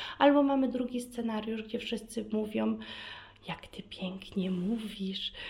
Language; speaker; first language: Polish; early bilingual, heritage; Polish